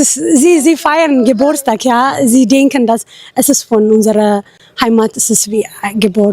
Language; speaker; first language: German; non-native, learner; Tigrinya